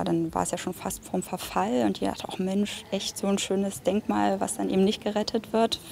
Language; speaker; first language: German; native; German